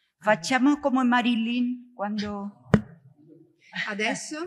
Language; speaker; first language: Italian; non-native, learner; Spanish